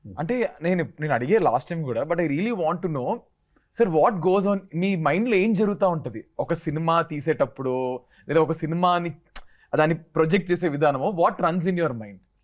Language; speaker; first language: Telugu; native; Telugu